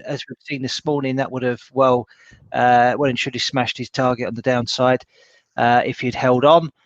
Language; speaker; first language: English; native; English